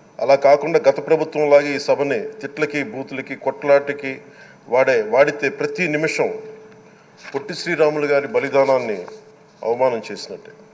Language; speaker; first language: Telugu; native; Telugu